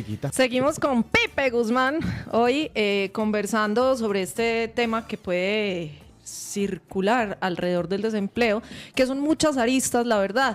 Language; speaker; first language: Spanish; native; Spanish